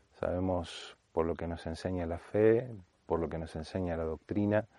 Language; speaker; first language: Spanish; native; Spanish